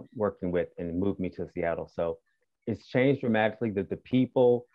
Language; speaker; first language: English; native; English